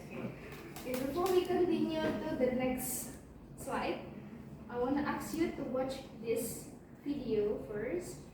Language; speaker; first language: English; non-native, learner; Indonesian